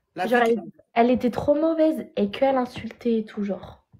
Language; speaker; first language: French; native; French